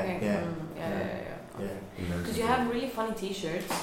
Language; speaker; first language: English; non-native, fluent; Swedish